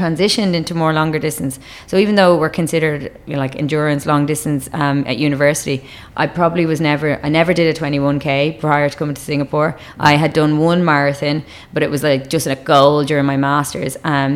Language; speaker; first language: English; native; English